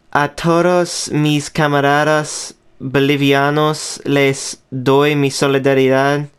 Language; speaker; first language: Spanish; non-native, learner; English